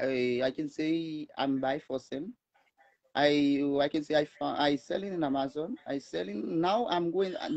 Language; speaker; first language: English; non-native, learner; Haitian Creole